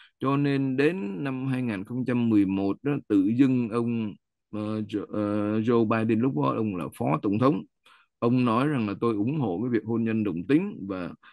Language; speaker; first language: Vietnamese; native; Vietnamese